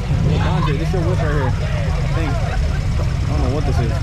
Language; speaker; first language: English; native; English